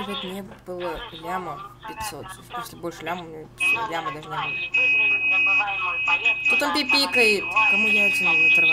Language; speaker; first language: Russian; native; Russian